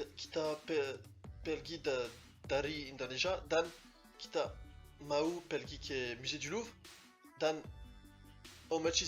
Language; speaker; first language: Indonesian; non-native, learner; French